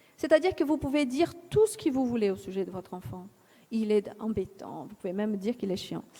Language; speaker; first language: French; non-native, fluent; Portuguese